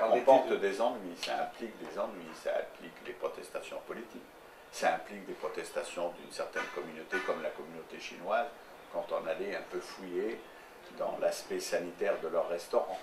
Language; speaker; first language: French; native; French